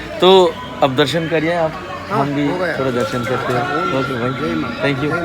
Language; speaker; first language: Hindi; non-native, learner; Bangla